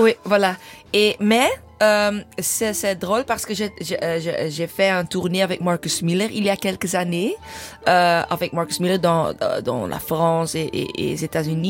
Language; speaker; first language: French; non-native, learner; English